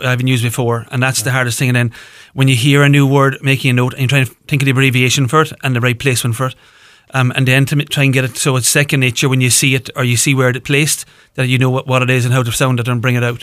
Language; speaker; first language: English; native; English